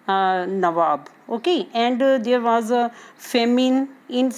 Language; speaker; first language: English; non-native, local second language; Hindi